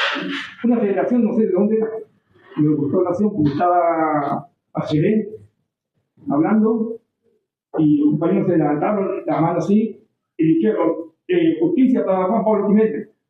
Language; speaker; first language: Spanish; native; Spanish